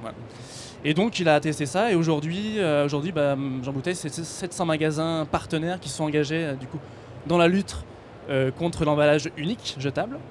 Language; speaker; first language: French; native; French